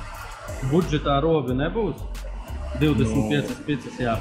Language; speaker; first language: Latvian; non-native, local second language; Russian